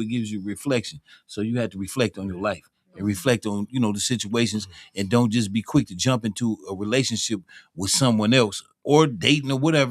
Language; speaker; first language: English; native; English